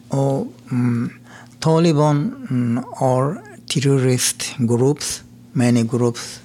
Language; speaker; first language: English; non-native, learner; Persian